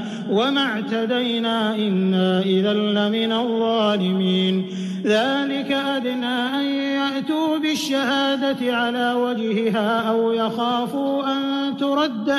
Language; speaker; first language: Arabic; native; Arabic